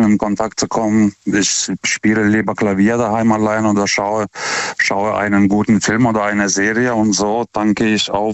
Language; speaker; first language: German; non-native, fluent; Lithuanian